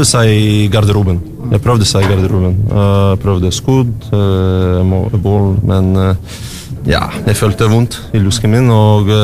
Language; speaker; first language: Norwegian; non-native, learner; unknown